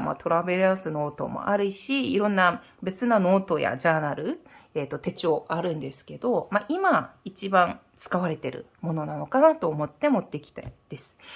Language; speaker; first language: Japanese; non-native, fluent; Korean